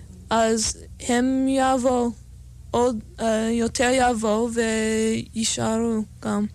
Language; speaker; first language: Hebrew; non-native, fluent; English